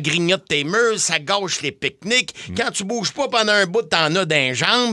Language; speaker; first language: French; native; French